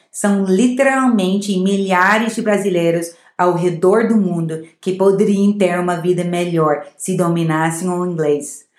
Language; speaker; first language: Portuguese; non-native, fluent; English